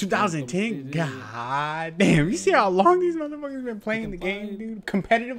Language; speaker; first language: English; native; English